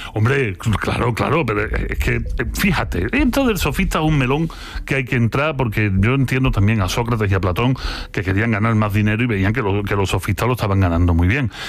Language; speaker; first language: Spanish; native; Spanish